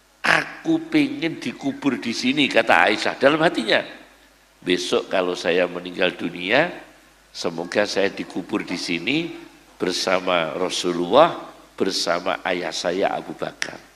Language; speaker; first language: Indonesian; native; Indonesian